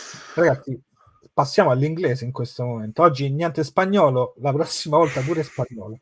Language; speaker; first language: Italian; native; Italian